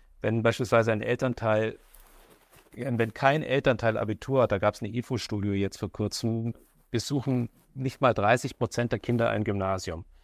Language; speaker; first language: German; native; German